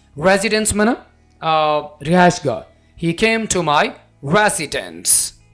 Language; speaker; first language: Urdu; native; Urdu